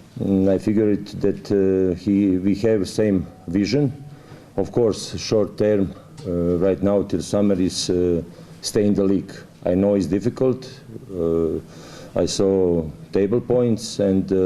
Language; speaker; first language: English; non-native, fluent; Croatian